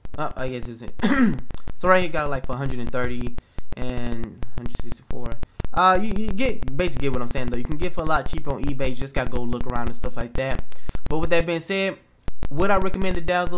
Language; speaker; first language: English; native; English